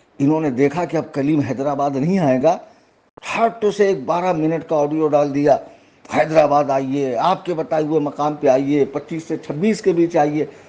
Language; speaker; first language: Urdu; native; Urdu